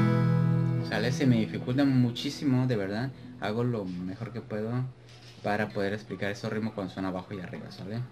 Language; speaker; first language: Spanish; native; Spanish